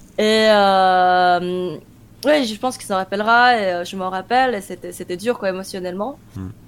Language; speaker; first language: French; early bilingual, other home language; Korean